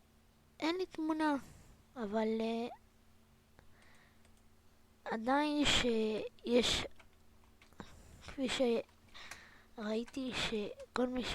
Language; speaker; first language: Hebrew; native; Hebrew